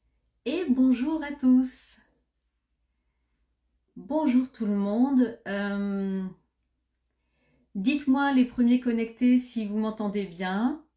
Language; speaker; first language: French; native; French